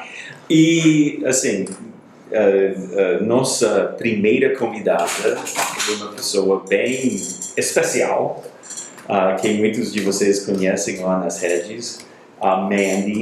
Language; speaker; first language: Portuguese; non-native, fluent; English